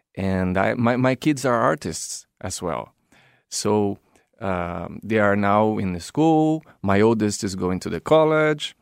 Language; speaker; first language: English; non-native, fluent; Portuguese